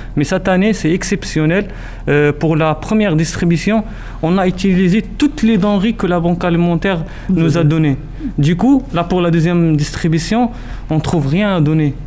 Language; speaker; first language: French; non-native, local second language; Arabic